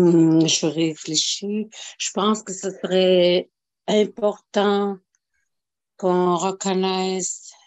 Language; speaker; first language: French; non-native, local second language; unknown